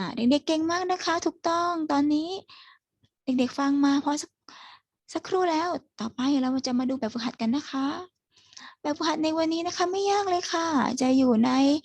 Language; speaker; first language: Thai; native; Thai